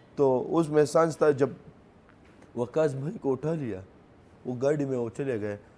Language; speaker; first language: Urdu; non-native, local second language; Pashto